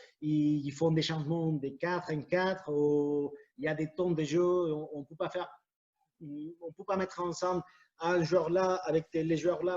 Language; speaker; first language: French; non-native, fluent; Spanish